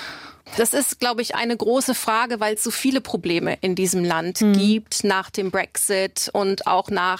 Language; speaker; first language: German; native; German